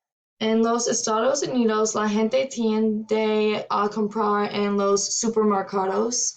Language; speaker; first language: Spanish; non-native, learner; English